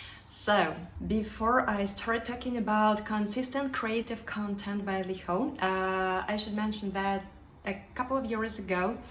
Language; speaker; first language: English; non-native, fluent; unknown